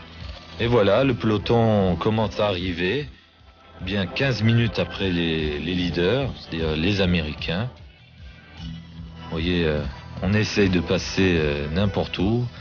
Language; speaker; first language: French; native; French